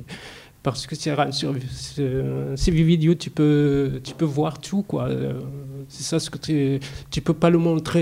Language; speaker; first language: French; non-native, learner; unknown